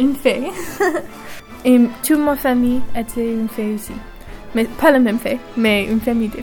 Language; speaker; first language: French; non-native, learner; English